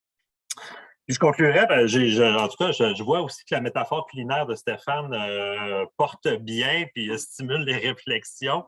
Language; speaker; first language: French; native; French